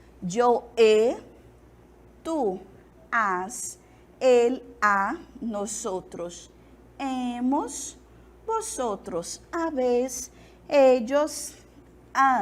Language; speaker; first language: Spanish; non-native, fluent; Portuguese